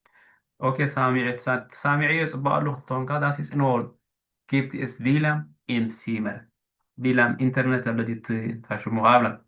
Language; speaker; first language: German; non-native, fluent; Tigrinya